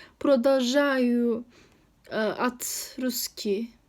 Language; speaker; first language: Russian; non-native, learner; Turkish